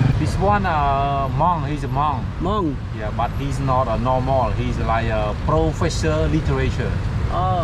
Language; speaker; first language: English; non-native, learner; Khmer